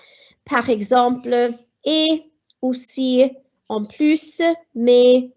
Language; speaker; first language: French; non-native, fluent; Welsh